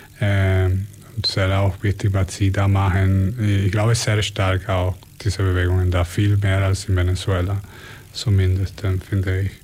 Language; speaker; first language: German; non-native, fluent; Spanish